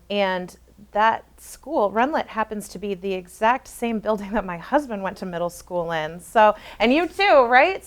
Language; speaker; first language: English; native; English